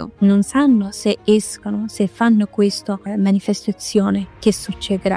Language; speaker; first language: Italian; non-native, fluent; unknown